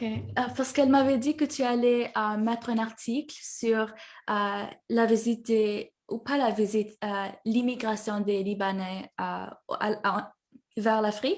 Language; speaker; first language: French; early bilingual, heritage; French